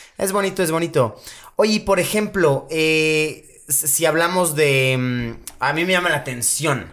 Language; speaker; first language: Spanish; native; Spanish